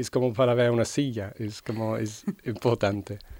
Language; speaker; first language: Spanish; non-native, fluent; English